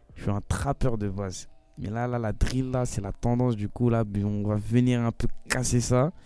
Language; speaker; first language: French; native; French